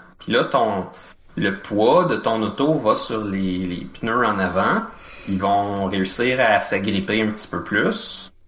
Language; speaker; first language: French; native; French